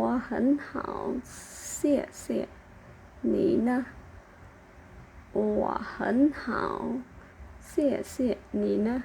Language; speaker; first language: Chinese; non-native, learner; Khmer